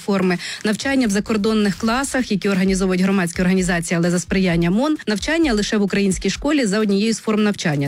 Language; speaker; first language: Ukrainian; native; Ukrainian